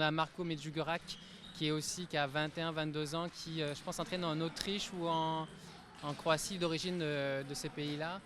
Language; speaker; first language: French; native; French